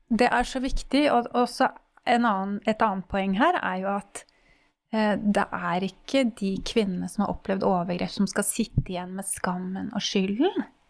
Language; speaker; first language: Norwegian; native; Norwegian